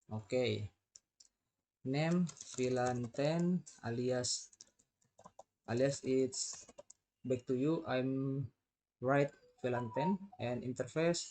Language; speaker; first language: English; non-native, learner; Indonesian